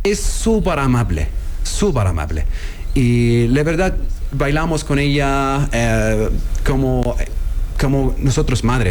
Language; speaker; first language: Spanish; non-native, learner; Arabic